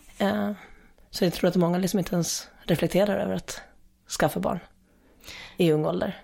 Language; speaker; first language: Swedish; native; Swedish